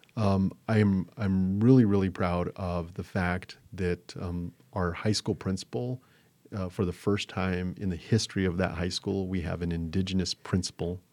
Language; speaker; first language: English; native; English